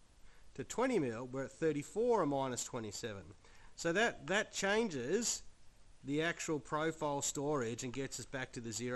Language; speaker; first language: English; native; English